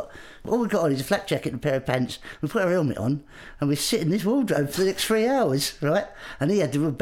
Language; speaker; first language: English; native; English